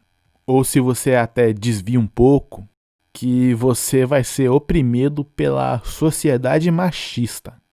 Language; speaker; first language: Portuguese; non-native, fluent; English